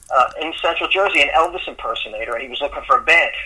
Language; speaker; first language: English; native; English